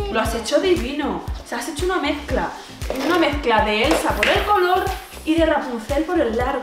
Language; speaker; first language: Spanish; native; Spanish